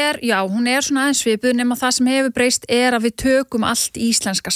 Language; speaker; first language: Icelandic; native; Icelandic